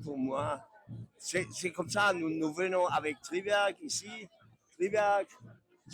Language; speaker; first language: French; non-native, learner; German